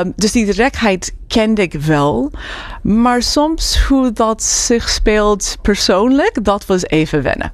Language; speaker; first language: Dutch; non-native, fluent; English